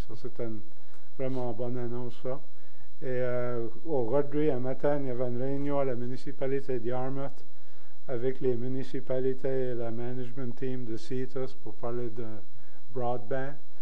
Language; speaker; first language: French; native; French